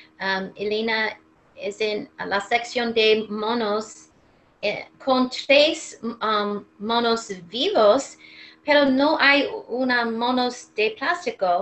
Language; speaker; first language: Spanish; non-native, learner; English